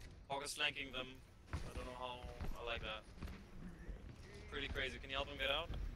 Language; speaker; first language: English; non-native, fluent; German